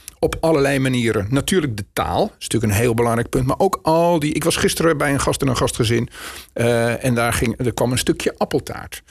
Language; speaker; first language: Dutch; native; Dutch